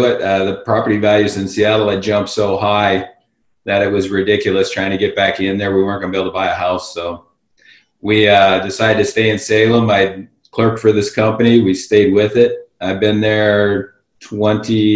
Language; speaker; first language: English; native; English